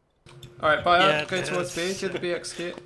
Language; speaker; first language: English; native; English